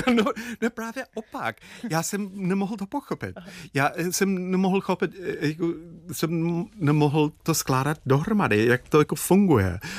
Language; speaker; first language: Czech; non-native, fluent; English